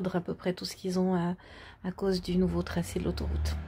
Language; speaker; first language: French; native; French